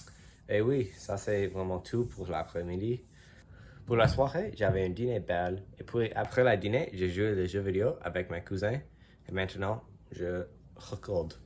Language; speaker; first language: French; non-native, learner; English